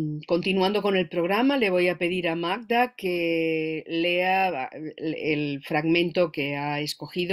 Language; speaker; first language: Spanish; native; Spanish